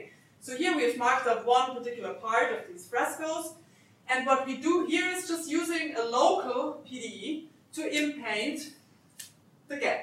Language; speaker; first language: English; non-native, fluent; German